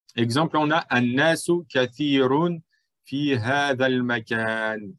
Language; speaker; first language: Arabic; non-native, fluent; French